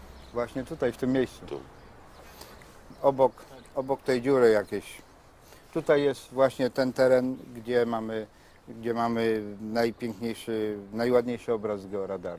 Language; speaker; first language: Polish; native; Polish